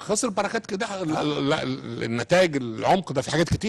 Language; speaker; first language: Arabic; native; Arabic